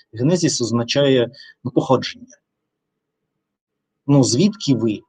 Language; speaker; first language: Ukrainian; non-native, learner; Russian